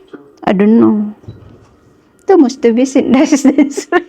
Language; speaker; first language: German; non-native, learner; Filipino